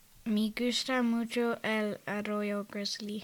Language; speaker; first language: Spanish; non-native, learner; English